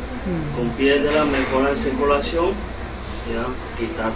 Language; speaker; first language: Spanish; non-native, learner; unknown